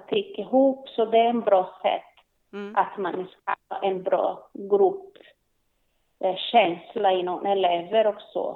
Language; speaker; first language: Swedish; non-native, learner; Portuguese